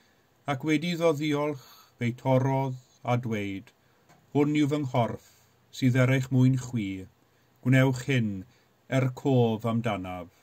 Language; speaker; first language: Welsh; native; Welsh